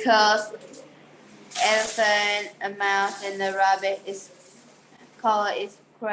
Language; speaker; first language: English; non-native, learner; Vietnamese